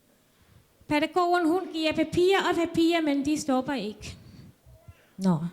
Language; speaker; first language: Danish; non-native, fluent; Tamil